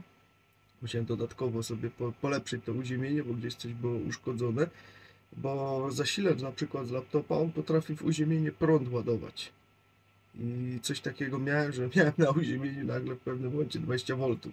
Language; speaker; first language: Polish; native; Polish